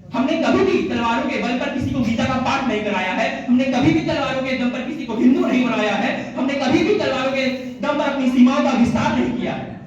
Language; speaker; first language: Hindi; native; Hindi